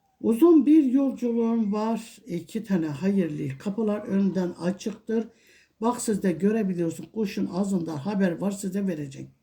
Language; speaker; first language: Turkish; non-native, local second language; Kurdish